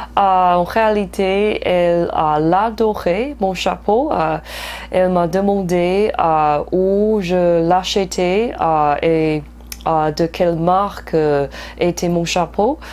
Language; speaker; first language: French; non-native, fluent; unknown